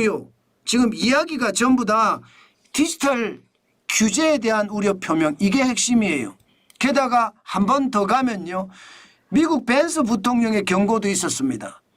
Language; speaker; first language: Korean; native; Korean